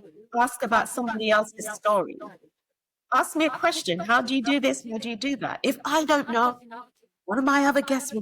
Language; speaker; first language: English; native; English